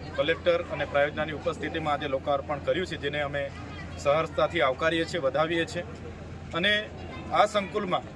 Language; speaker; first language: Gujarati; non-native, local second language; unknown